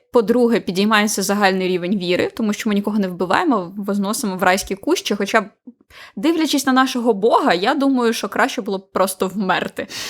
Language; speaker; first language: Ukrainian; native; Ukrainian